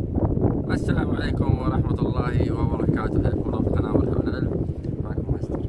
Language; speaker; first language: Arabic; native; Arabic